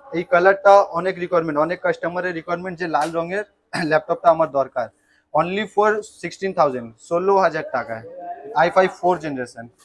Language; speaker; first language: Hindi; non-native, local second language; Bangla